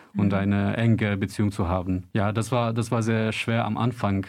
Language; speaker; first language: German; non-native, fluent; Turkish